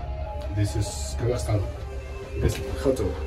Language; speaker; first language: English; non-native, learner; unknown